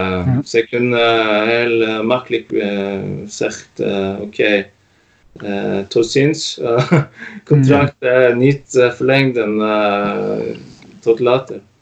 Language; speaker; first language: Dutch; non-native, fluent; Norwegian